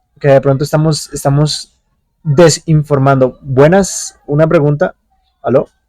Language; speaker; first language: Spanish; native; Spanish